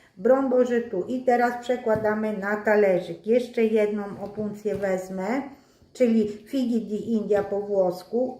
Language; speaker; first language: Polish; native; Polish